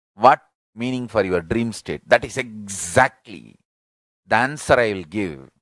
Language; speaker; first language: English; non-native, local second language; Tamil